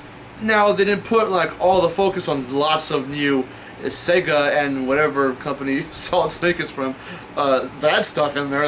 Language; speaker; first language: English; native; English